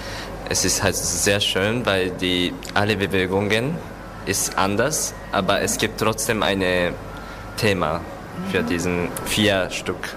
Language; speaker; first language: German; non-native, fluent; Japanese